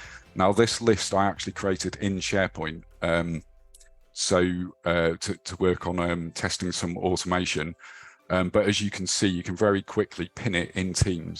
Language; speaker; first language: English; native; English